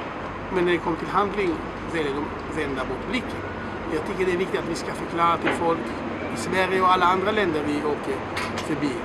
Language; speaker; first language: Swedish; non-native, fluent; Hebrew